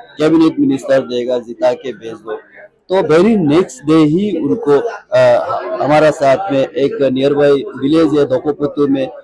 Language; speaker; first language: Hindi; non-native, local second language; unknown